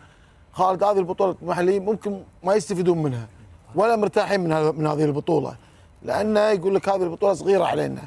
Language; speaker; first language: Arabic; native; Arabic